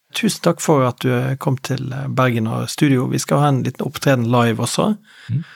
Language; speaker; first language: Norwegian; native; Norwegian